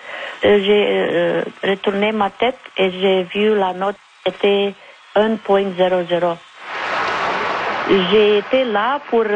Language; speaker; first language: French; non-native, fluent; Romanian